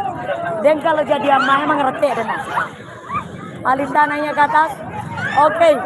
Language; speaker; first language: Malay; non-native, local second language; Minangkabau